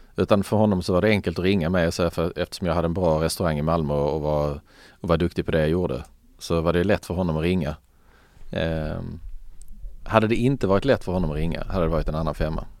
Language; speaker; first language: Swedish; early bilingual, other home language; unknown